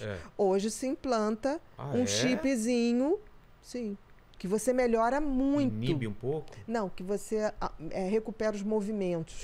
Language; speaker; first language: Portuguese; native; Portuguese